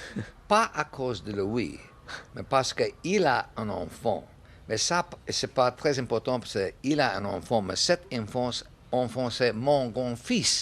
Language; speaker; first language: French; non-native, learner; English